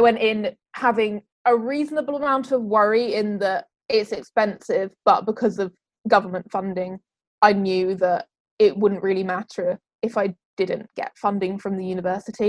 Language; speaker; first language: English; native; English